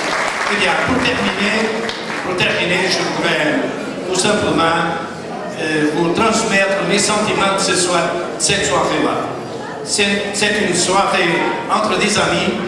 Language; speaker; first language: French; non-native, fluent; Portuguese